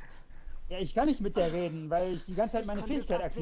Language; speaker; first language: German; native; German